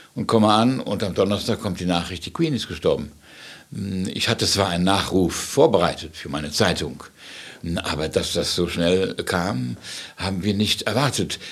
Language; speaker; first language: German; native; German